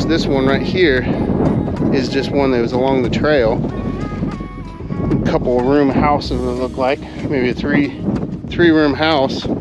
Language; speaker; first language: English; native; English